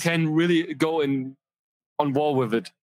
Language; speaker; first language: English; non-native, fluent; German